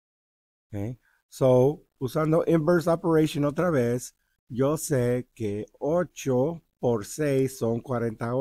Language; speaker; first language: Spanish; early bilingual, heritage; Spanish